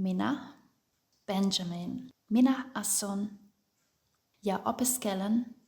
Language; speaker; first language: Finnish; non-native, fluent; German